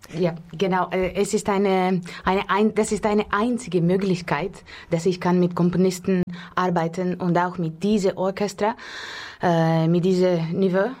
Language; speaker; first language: German; non-native, fluent; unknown